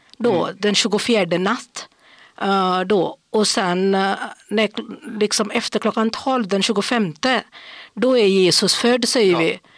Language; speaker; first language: Swedish; non-native, fluent; English